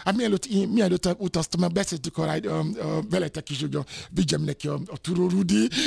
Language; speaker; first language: Hungarian; non-native, learner; Yoruba